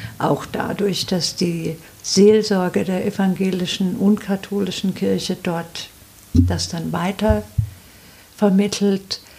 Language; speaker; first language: German; native; German